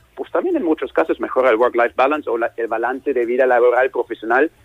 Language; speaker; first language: Spanish; non-native, fluent; German